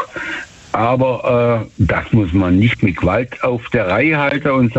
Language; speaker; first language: German; native; German